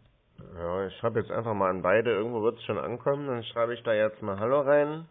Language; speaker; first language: German; native; German